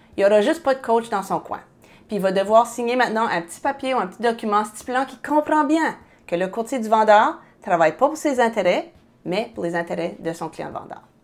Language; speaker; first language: French; native; French